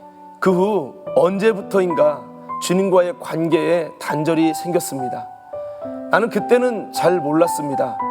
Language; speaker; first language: Korean; native; Korean